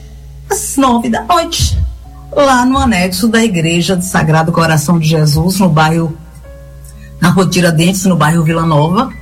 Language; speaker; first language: Portuguese; native; Portuguese